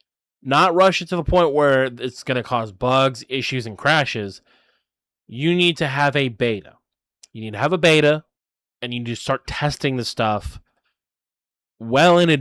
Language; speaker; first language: English; native; English